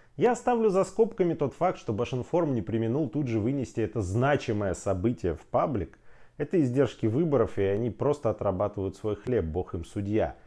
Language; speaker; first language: Russian; native; Russian